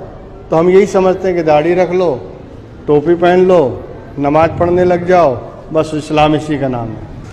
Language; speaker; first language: Urdu; native; Urdu